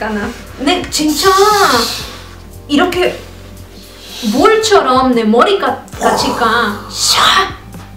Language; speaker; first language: Korean; non-native, learner; Spanish